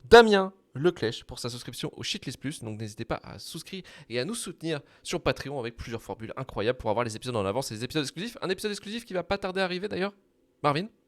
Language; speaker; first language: French; native; French